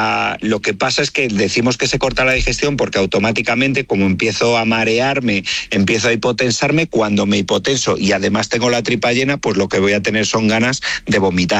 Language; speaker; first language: Spanish; native; Spanish